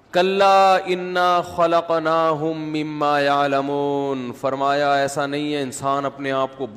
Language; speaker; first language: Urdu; native; Urdu